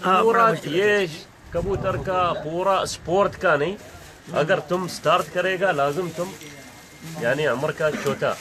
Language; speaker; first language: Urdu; non-native, learner; Arabic